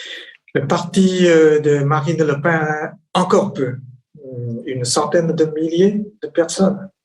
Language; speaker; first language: French; non-native, fluent; Chinese